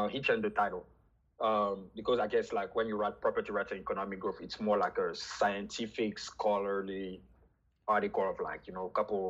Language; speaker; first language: English; non-native, fluent; French